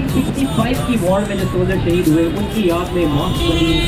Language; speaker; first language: Hindi; native; Hindi